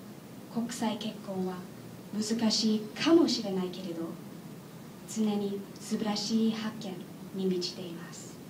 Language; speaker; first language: Japanese; non-native, learner; English